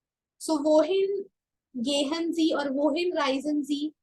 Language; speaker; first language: German; non-native, fluent; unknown